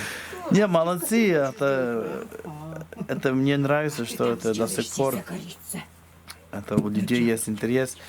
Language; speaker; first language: Russian; non-native, fluent; English